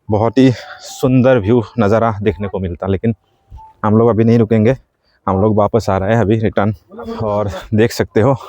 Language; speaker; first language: Hindi; non-native, local second language; Assamese